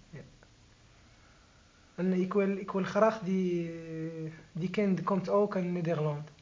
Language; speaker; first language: Dutch; non-native, learner; Arabic